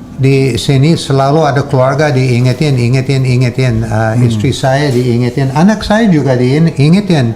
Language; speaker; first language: Indonesian; non-native, fluent; English